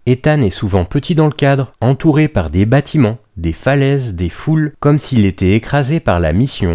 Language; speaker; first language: French; native; French